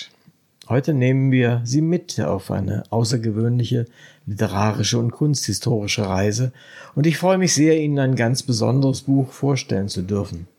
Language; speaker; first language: German; native; German